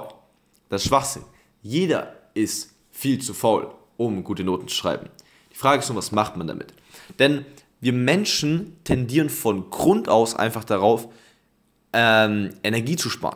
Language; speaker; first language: German; native; German